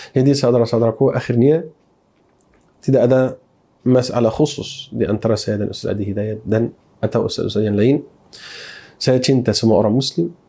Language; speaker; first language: Malay; non-native, fluent; Arabic